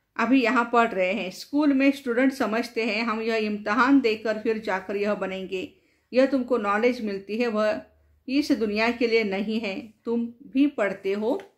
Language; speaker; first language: Hindi; non-native, local second language; Marathi